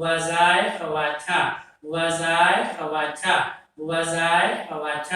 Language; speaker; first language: Chinese; non-native, learner; Urdu